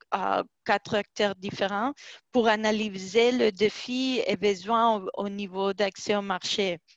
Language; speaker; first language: French; non-native, fluent; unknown